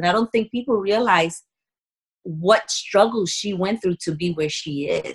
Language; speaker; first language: English; native; English